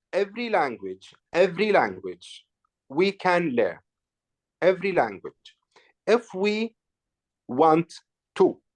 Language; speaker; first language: English; non-native, learner; Arabic